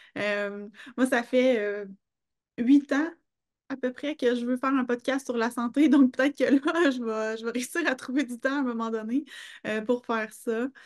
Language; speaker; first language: French; native; French